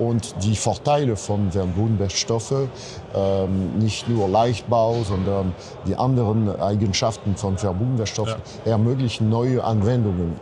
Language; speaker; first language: German; non-native, fluent; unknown